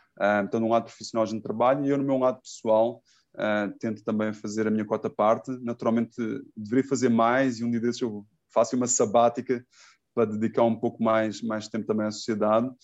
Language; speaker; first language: Portuguese; native; Portuguese